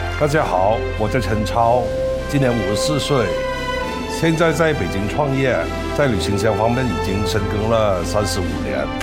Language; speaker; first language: Chinese; non-native, local second language; Cantonese